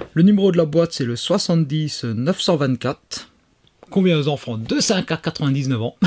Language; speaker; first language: French; native; French